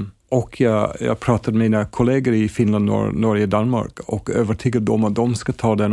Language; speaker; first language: Swedish; non-native, fluent; English